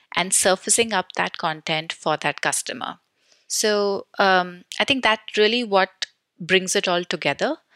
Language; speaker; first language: English; non-native, local second language; Hindi